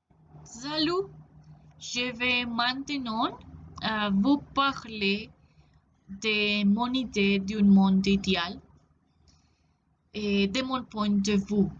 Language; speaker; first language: French; non-native, learner; Spanish